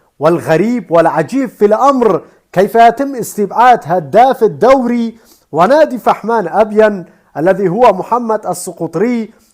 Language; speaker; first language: Arabic; native; Arabic